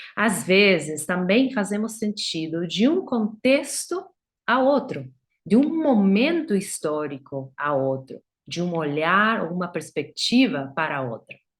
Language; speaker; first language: Portuguese; non-native, fluent; Spanish